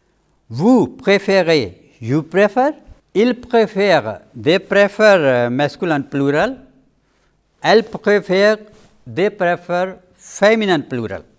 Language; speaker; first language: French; non-native, fluent; Urdu